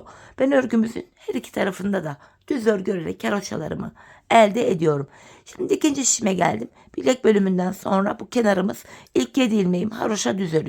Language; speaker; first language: Turkish; native; Turkish